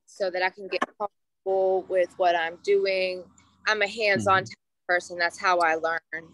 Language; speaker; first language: English; native; English